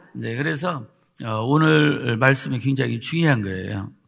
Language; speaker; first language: Korean; native; Korean